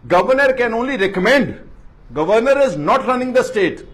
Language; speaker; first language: English; non-native, local second language; Punjabi